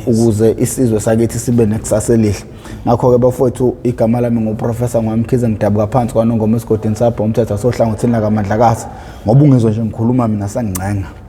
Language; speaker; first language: Zulu; native; Zulu